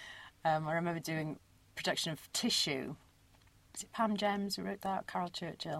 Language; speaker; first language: English; native; English